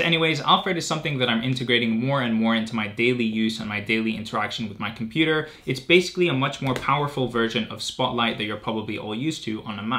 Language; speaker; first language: English; native; English